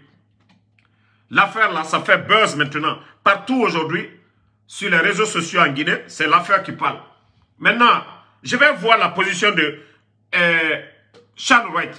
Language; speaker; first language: French; non-native, local second language; Susu